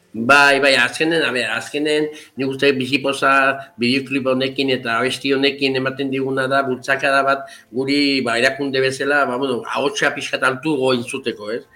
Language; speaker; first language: Basque; native; Basque